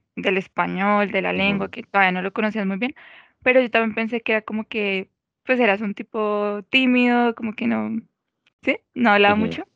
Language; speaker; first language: Spanish; native; Spanish